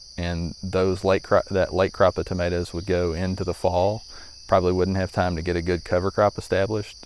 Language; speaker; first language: English; native; English